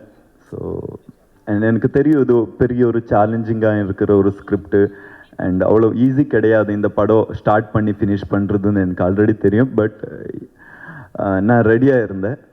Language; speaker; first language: Tamil; non-native, learner; Kannada